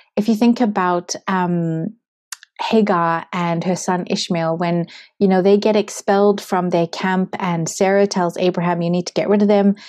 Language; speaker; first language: English; native; English